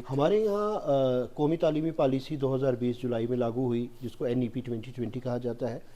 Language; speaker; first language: Urdu; non-native, local second language; Gujari